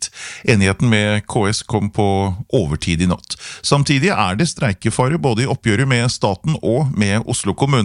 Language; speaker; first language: Norwegian; native; Norwegian